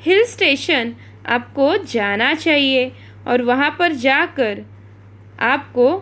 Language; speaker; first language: Hindi; non-native, local second language; Marathi